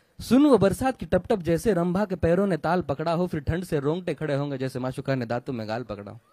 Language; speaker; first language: Hindi; non-native, local second language; Marathi